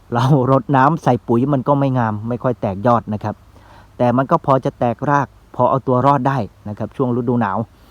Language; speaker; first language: Thai; non-native, local second language; Northeastern Thai